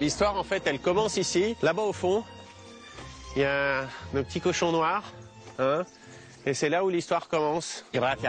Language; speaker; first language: French; native; French